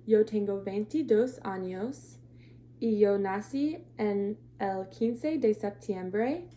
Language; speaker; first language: Spanish; non-native, learner; English